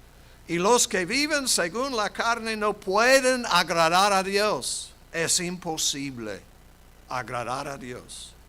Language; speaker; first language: Spanish; non-native, fluent; English